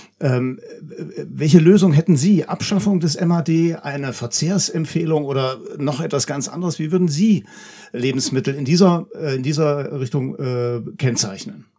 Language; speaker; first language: German; native; German